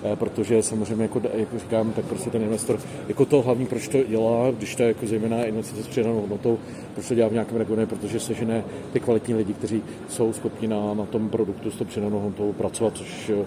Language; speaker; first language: Czech; native; Czech